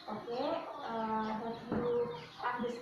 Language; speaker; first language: English; non-native, learner; Indonesian